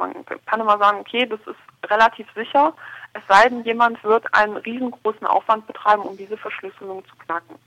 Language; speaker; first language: German; native; German